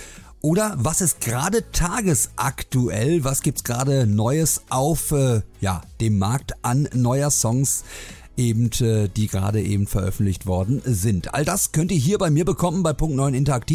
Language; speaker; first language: German; native; German